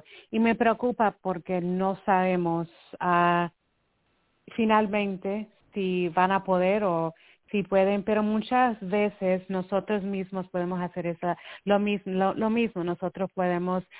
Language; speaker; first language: Spanish; early bilingual, heritage; Spanish